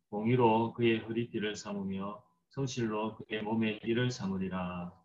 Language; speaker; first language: Korean; native; Korean